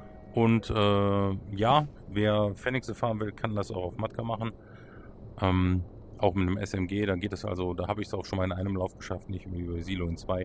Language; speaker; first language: German; native; German